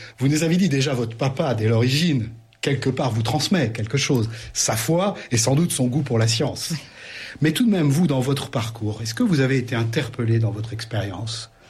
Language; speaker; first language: French; native; French